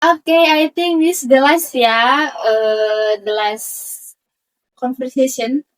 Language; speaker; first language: English; non-native, learner; Indonesian